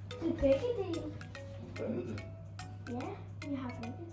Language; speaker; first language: Danish; non-native, learner; Thai